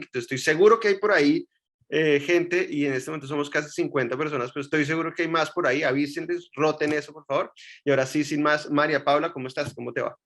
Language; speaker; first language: Spanish; native; Spanish